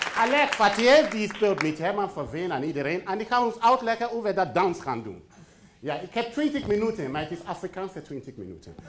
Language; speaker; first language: Dutch; non-native, fluent; English